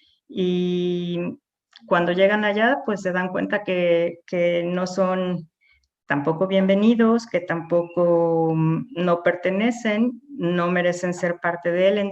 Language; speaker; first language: Spanish; native; Spanish